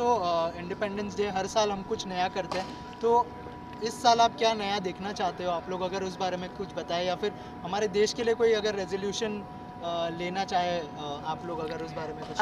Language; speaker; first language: Hindi; native; Hindi